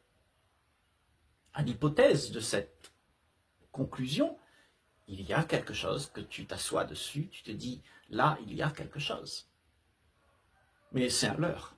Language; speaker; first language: French; native; French